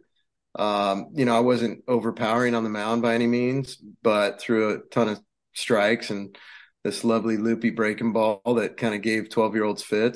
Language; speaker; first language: English; native; English